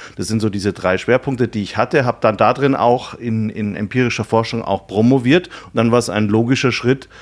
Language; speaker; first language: German; native; German